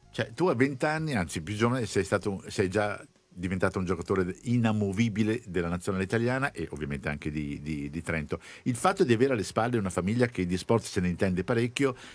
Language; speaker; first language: Italian; native; Italian